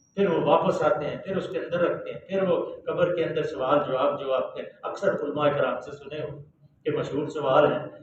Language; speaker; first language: Urdu; non-native, local second language; Punjabi